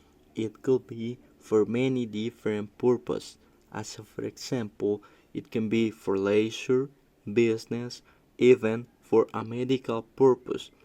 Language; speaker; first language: English; non-native, learner; Spanish